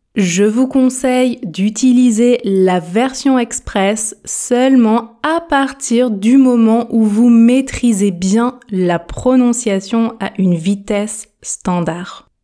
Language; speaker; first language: French; native; French